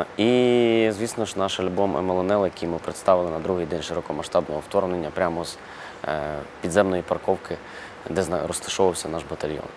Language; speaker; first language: Ukrainian; non-native, local second language; Russian